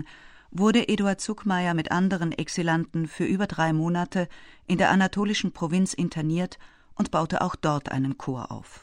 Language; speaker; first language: German; native; German